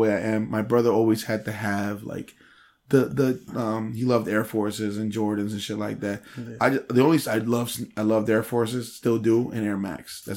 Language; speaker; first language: English; early bilingual, other home language; Spanish